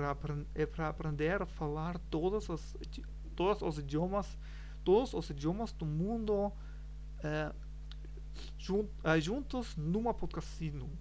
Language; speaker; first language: Spanish; non-native, learner; German